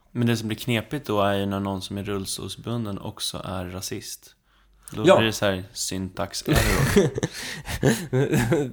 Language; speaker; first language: Swedish; native; Swedish